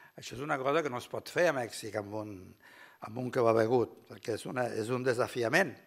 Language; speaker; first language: Catalan; early bilingual, heritage; Catalan